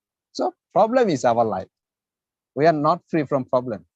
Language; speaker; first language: English; non-native, fluent; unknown